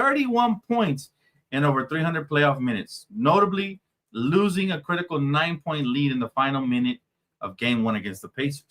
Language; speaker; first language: English; native; English